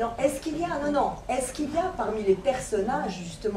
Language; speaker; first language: French; native; French